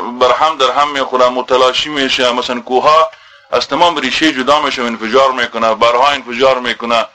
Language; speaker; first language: Persian; native; Persian